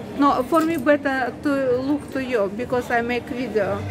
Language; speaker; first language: English; non-native, learner; Russian